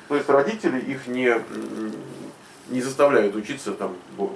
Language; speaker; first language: Russian; native; Russian